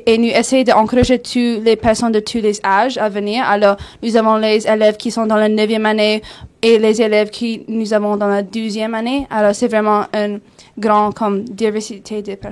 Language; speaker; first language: French; non-native, local second language; English